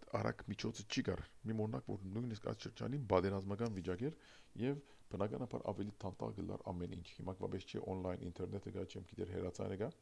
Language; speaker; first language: Armenian; early bilingual, heritage; Armenian